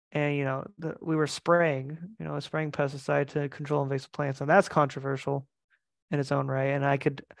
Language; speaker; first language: English; native; English